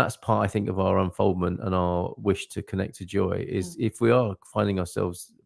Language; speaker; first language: English; native; English